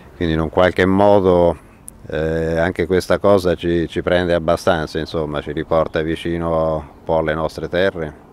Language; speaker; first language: Italian; native; Italian